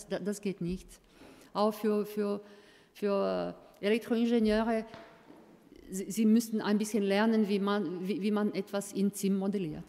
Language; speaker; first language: German; non-native, fluent; Croatian